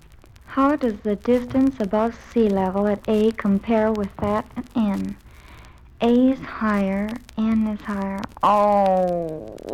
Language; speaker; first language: English; native; English